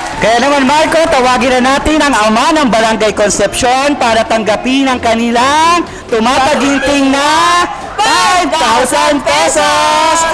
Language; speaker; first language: Filipino; native; Filipino